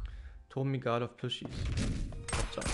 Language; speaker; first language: Korean; non-native, fluent; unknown